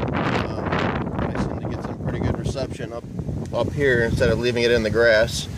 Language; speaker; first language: English; native; English